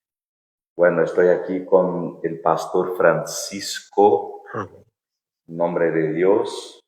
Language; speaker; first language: Spanish; non-native, fluent; Portuguese